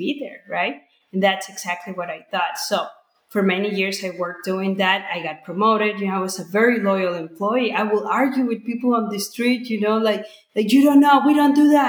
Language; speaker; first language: English; non-native, fluent; Spanish